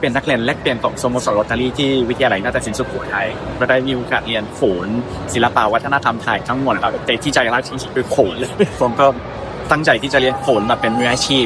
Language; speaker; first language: Thai; non-native, fluent; English